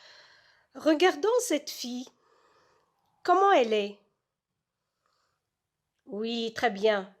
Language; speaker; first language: French; non-native, local second language; Arabic